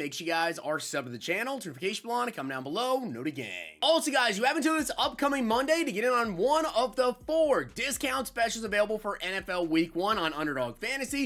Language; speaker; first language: English; native; English